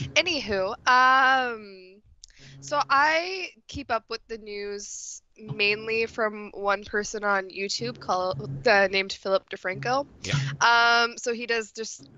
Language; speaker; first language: English; native; English